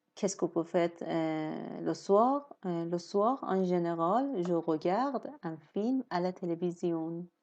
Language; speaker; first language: French; non-native, fluent; Persian